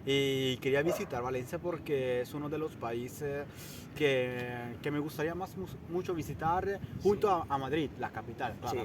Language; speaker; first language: Spanish; non-native, fluent; Italian